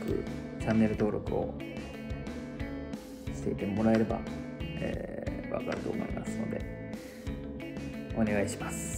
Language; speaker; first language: Japanese; native; Japanese